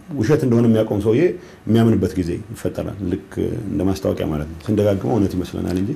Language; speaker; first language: Amharic; non-native, local second language; Tigrinya